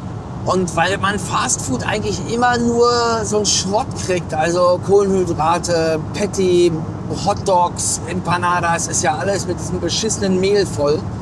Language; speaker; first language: German; native; German